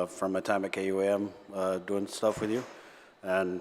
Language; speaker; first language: English; early bilingual, other home language; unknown